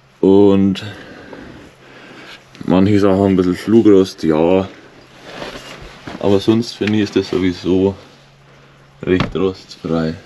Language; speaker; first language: German; native; German